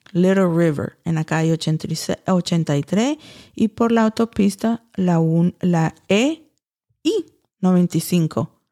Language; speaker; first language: Spanish; early bilingual, heritage; Spanish